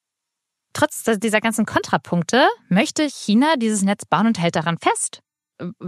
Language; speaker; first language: German; native; German